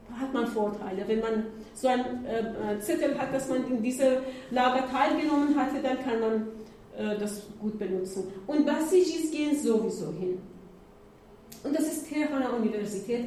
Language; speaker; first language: German; non-native, learner; Persian